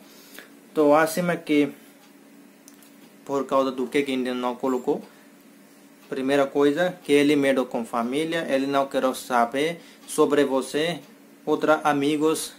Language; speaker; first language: Portuguese; non-native, learner; Hindi